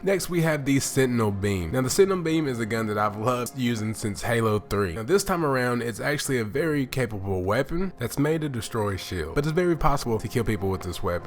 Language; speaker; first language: English; native; English